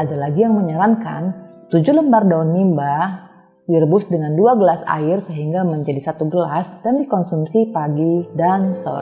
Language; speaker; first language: Indonesian; native; Indonesian